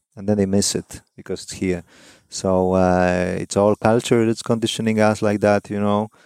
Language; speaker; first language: English; non-native, fluent; Polish